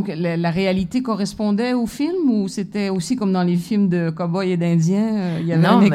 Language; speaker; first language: French; native; French